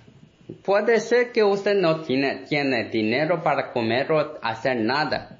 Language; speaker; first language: Spanish; non-native, learner; Korean